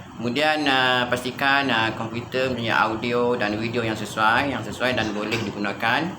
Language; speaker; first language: Malay; native; Malay